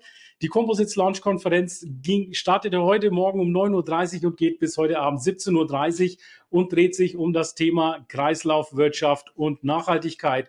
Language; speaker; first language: German; native; German